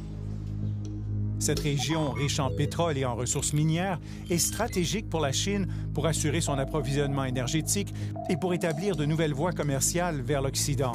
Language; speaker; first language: French; native; French